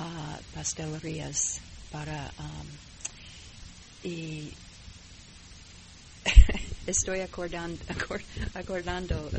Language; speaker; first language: Spanish; non-native, fluent; English